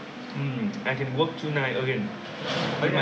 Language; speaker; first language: English; non-native, learner; Vietnamese